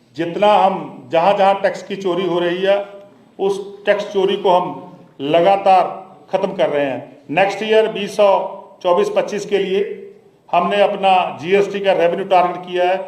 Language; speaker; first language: Hindi; non-native, local second language; Punjabi